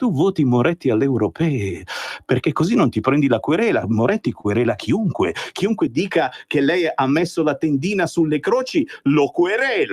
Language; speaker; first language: Italian; native; Italian